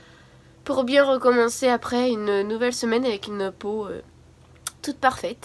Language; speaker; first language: French; native; French